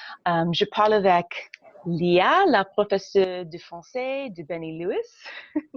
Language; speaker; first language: French; non-native, learner; English